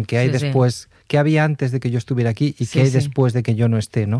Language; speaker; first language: Spanish; native; Spanish